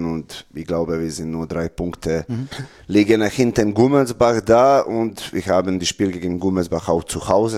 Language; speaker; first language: German; non-native, learner; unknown